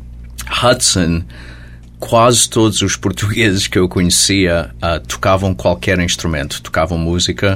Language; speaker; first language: Portuguese; early bilingual, heritage; Portuguese